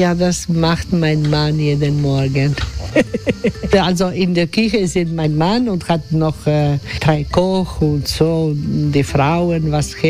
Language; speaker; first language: German; non-native, learner; Croatian